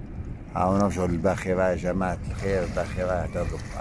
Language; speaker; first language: Arabic; native; Arabic